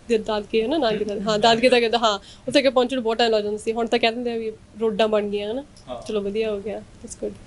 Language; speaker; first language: Punjabi; early bilingual, heritage; Punjabi